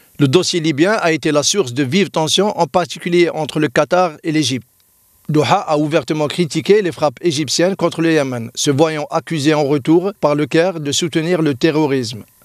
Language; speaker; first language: French; non-native, local second language; Arabic